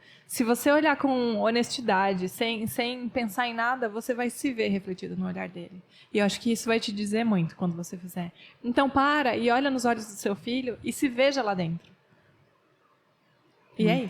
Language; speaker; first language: Portuguese; native; Portuguese